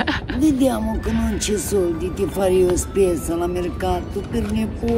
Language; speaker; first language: Italian; non-native, learner; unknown